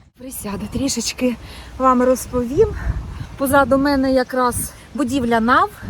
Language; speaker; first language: Ukrainian; non-native, local second language; Russian